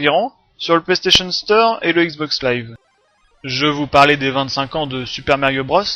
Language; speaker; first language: French; native; French